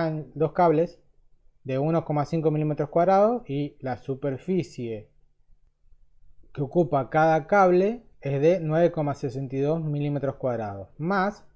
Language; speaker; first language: Spanish; native; Spanish